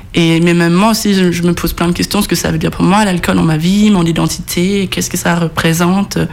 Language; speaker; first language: French; non-native, fluent; Danish